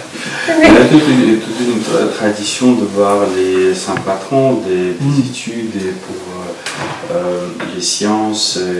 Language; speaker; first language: French; non-native, fluent; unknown